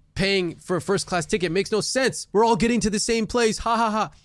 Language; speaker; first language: English; early bilingual, other home language; Hindi